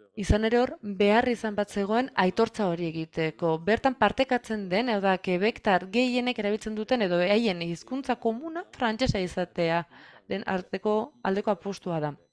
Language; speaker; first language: Basque; non-native, fluent; French